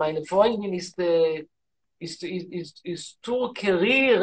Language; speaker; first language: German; non-native, learner; Hebrew